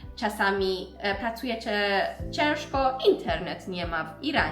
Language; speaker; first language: Polish; non-native, learner; Persian